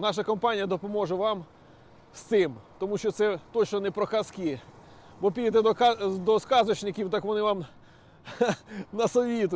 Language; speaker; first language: Ukrainian; non-native, local second language; Russian